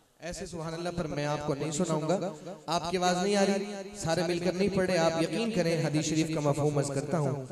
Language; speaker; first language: Urdu; non-native, fluent; Chinese